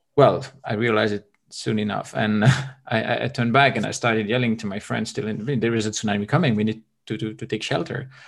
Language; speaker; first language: English; non-native, fluent; French